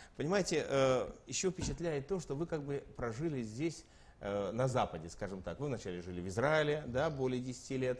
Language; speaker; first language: Russian; native; Russian